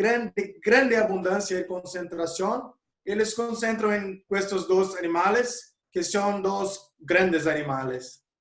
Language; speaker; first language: Spanish; non-native, learner; Portuguese